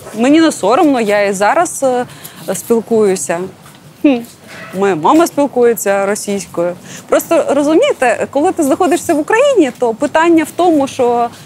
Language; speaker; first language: Ukrainian; non-native, local second language; Russian